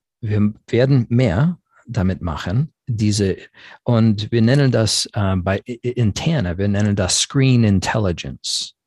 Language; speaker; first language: German; non-native, fluent; English